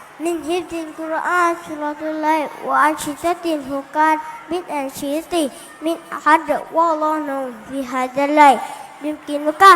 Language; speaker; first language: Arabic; non-native, learner; Thai